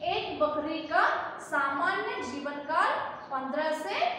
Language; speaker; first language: Hindi; non-native, local second language; Kannada